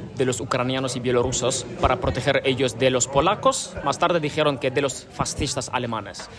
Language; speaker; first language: Spanish; non-native, fluent; Ukrainian